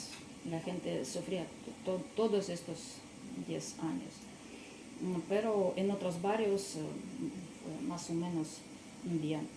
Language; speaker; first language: Spanish; non-native, learner; Russian